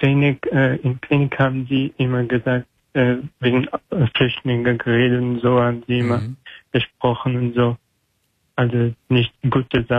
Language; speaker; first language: German; non-native, learner; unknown